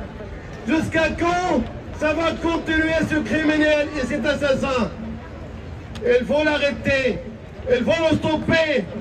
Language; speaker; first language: French; non-native, fluent; Arabic